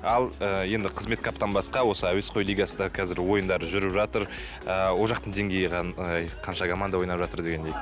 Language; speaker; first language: Kazakh; native; Kazakh